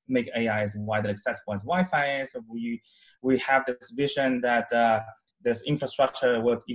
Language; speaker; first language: English; non-native, fluent; Chinese